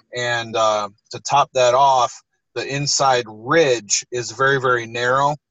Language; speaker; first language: English; native; English